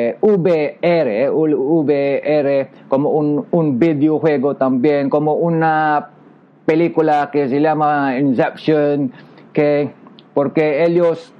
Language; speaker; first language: Spanish; non-native, learner; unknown